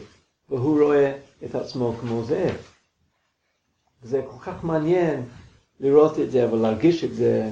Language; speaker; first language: Hebrew; non-native, fluent; English